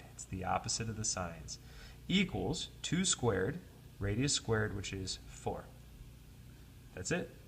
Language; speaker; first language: English; native; English